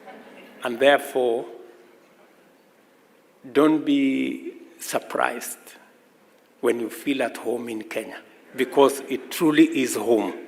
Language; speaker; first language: English; non-native, local second language; Swahili